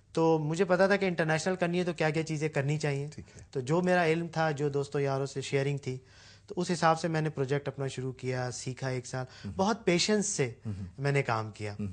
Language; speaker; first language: Urdu; native; Urdu